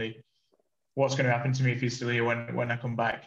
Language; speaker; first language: English; native; English